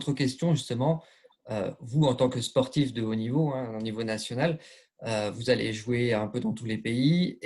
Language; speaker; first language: French; native; French